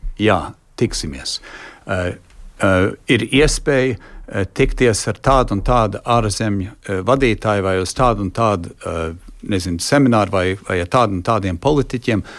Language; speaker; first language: Latvian; early bilingual, heritage; Latvian